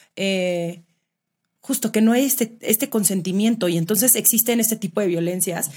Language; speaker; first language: Spanish; native; Spanish